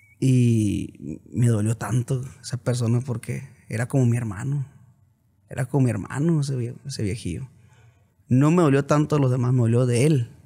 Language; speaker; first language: Spanish; native; Spanish